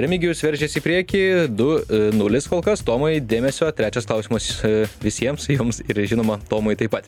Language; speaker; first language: Lithuanian; native; Lithuanian